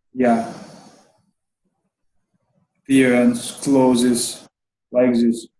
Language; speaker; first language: English; non-native, learner; Arabic